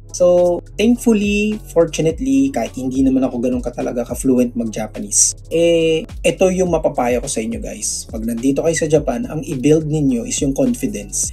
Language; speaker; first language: Filipino; non-native, local second language; Cebuano